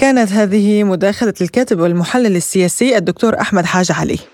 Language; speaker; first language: Arabic; native; Arabic